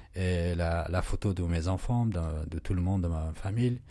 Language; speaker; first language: French; non-native, fluent; Urdu